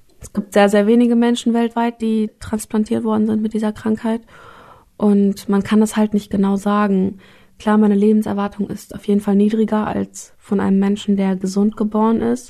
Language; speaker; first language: German; native; German